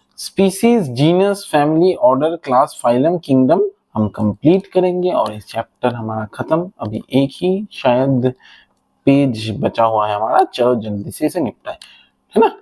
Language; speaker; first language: Hindi; non-native, local second language; Bangla